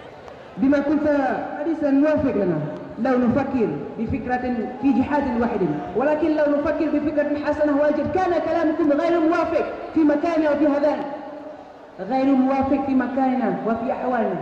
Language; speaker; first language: Arabic; non-native, learner; Achinese